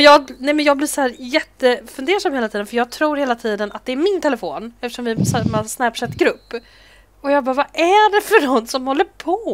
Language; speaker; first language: Swedish; native; Swedish